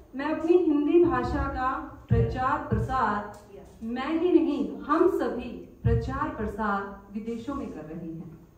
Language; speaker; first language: Hindi; native; Hindi